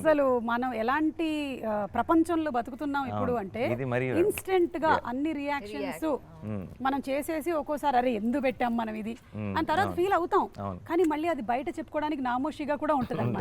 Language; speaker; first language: Telugu; native; Telugu